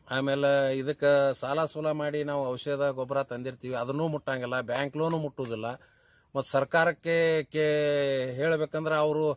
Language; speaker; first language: Kannada; native; Kannada